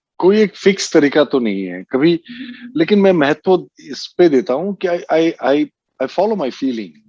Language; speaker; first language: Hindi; non-native, local second language; Assamese